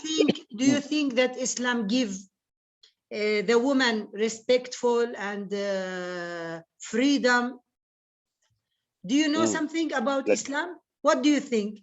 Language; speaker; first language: English; non-native, learner; Arabic